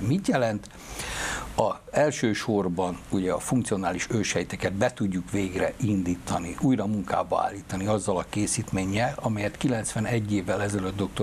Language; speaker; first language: Hungarian; native; Hungarian